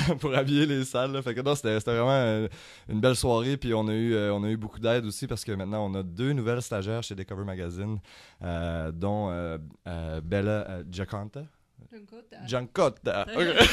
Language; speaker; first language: French; native; French